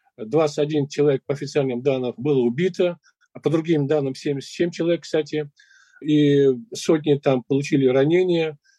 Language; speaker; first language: Russian; non-native, local second language; Uzbek